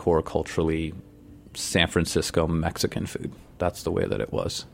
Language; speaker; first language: English; native; English